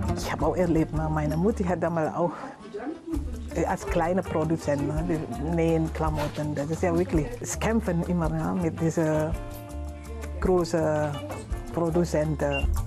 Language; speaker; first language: German; non-native, learner; Indonesian